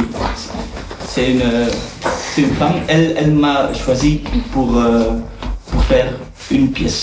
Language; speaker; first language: French; non-native, learner; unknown